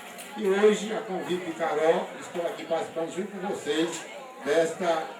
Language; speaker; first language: Portuguese; native; Portuguese